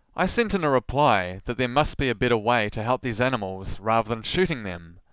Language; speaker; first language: English; native; English